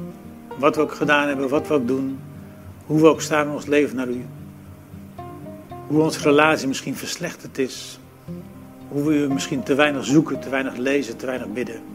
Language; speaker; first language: Dutch; native; Dutch